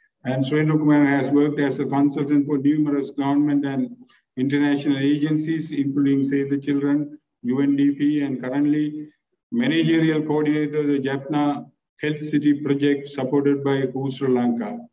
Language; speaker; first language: English; non-native, local second language; Tamil